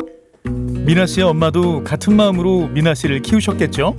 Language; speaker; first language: Korean; native; Korean